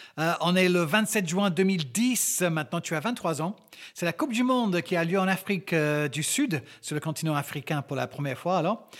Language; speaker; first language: French; non-native, fluent; English